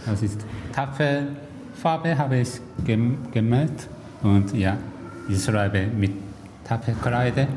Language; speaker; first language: German; non-native, learner; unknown